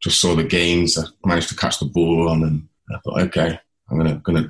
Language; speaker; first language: English; native; English